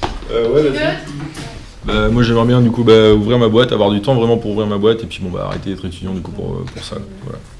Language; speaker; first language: French; native; French